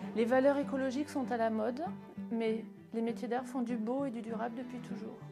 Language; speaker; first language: French; native; French